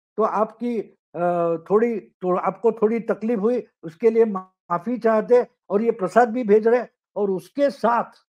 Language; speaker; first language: Hindi; non-native, local second language; Marathi